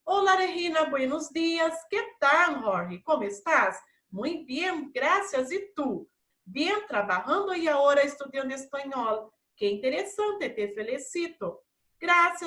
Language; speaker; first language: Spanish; non-native, fluent; Portuguese